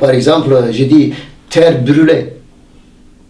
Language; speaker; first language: French; non-native, fluent; Turkish